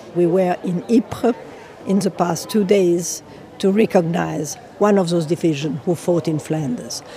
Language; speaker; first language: English; non-native, fluent; French